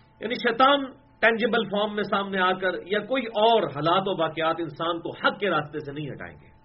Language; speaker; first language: Urdu; non-native, local second language; Punjabi